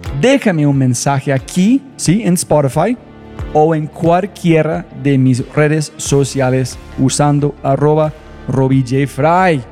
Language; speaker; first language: Spanish; non-native, learner; English